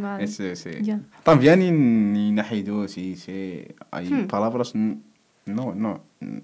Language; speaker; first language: Spanish; non-native, learner; Berber languages